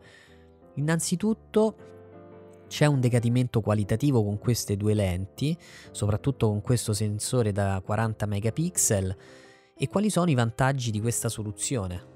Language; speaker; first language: Italian; native; Italian